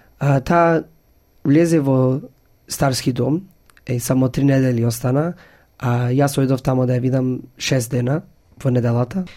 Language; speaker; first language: Macedonian; early bilingual, heritage; Macedonian